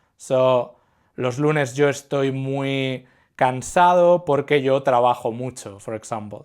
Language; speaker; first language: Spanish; non-native, fluent; English